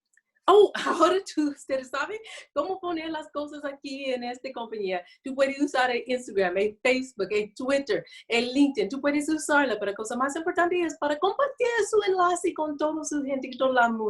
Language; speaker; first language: Spanish; non-native, learner; English